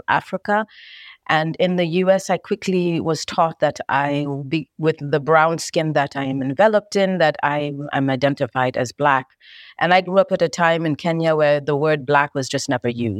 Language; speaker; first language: English; native; English